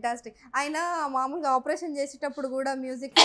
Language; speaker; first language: Telugu; native; Telugu